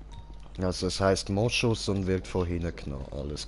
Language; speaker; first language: German; native; German